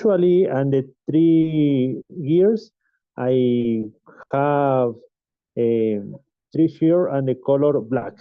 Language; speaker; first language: English; non-native, learner; Spanish